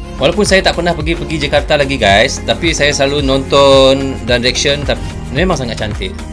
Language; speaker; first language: Malay; native; Malay